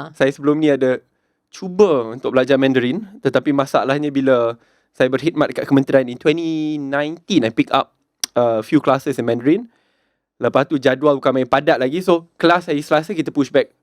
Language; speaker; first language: Malay; native; Malay